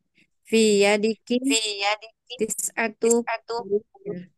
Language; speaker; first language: Arabic; non-native, learner; Indonesian